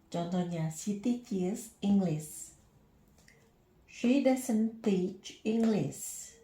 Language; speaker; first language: English; non-native, fluent; Indonesian